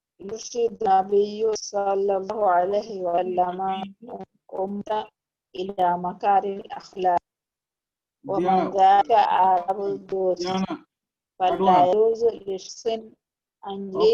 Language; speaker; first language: Arabic; non-native, learner; Divehi